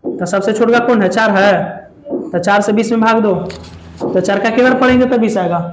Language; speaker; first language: Hindi; native; Hindi